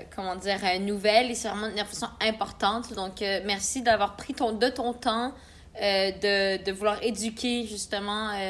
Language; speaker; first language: French; native; French